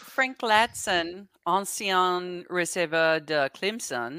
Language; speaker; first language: French; non-native, learner; English